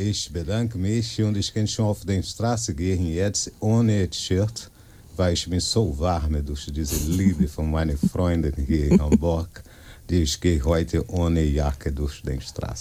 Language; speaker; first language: German; non-native, learner; Portuguese